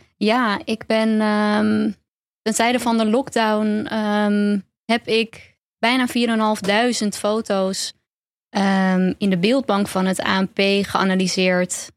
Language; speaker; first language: Dutch; early bilingual, other home language; Turkish